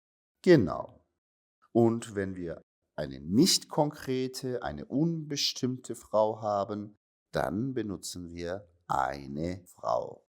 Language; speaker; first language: German; non-native, fluent; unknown